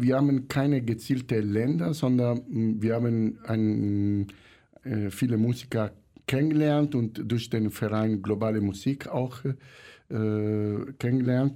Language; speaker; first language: German; non-native, fluent; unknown